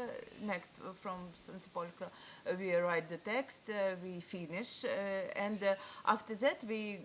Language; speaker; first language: English; non-native, learner; Ukrainian